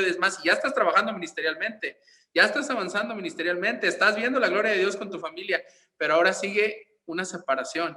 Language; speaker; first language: Spanish; native; Spanish